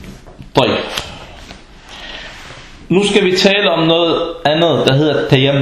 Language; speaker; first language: Danish; early bilingual, other home language; Arabic